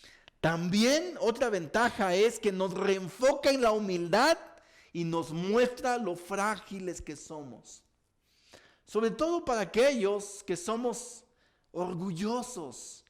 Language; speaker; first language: Spanish; native; Spanish